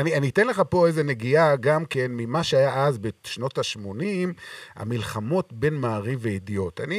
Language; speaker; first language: Hebrew; native; Hebrew